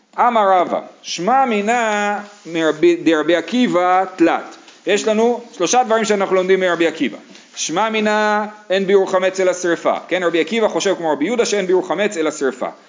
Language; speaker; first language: Hebrew; native; Hebrew